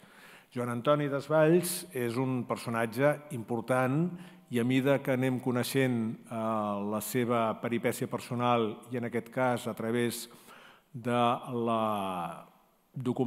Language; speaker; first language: Catalan; native; Catalan